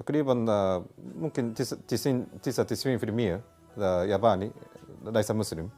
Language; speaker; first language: Arabic; non-native, learner; Japanese